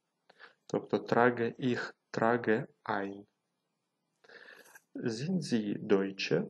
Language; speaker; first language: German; non-native, fluent; Ukrainian